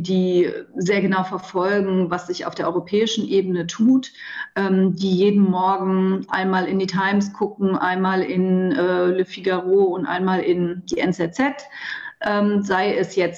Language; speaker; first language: German; native; German